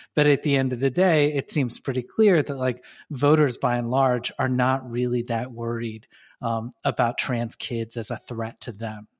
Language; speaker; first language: English; native; English